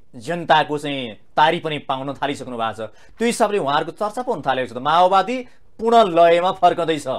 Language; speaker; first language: Nepali; native; Nepali